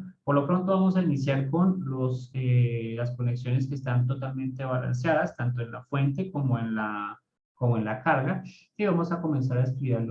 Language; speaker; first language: Spanish; native; Spanish